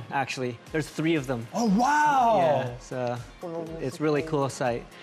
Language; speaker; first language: English; native; English